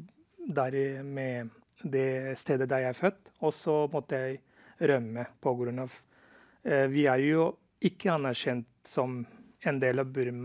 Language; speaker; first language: Norwegian; non-native, fluent; Rohingya